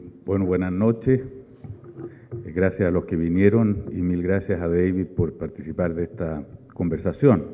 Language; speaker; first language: Spanish; native; Spanish